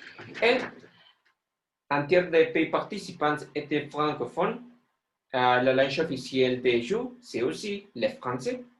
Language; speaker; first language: French; non-native, learner; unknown